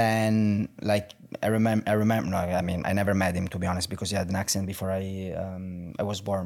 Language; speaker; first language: English; non-native, fluent; Italian